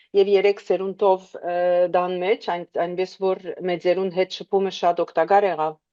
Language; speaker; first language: Armenian; early bilingual, heritage; Armenian